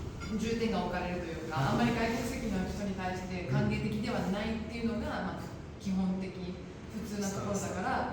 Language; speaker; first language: Japanese; native; Japanese